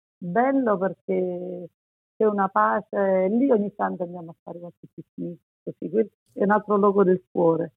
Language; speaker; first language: Italian; native; Italian